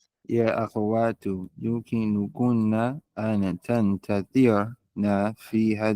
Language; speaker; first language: Arabic; non-native, learner; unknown